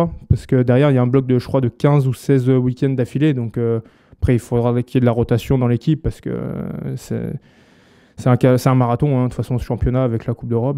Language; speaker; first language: French; native; French